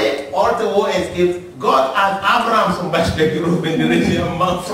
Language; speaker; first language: German; non-native, learner; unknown